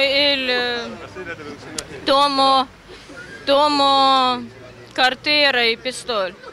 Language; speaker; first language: Spanish; non-native, learner; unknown